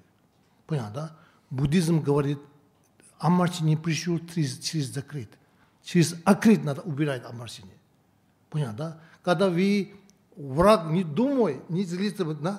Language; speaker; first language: Russian; non-native, learner; Tibetan